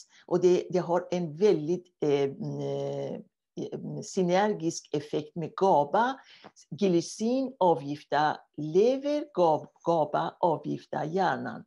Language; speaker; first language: Swedish; non-native, fluent; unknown